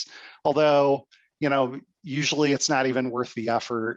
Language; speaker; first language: English; native; English